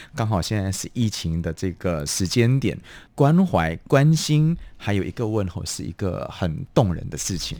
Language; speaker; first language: Chinese; non-native, fluent; Indonesian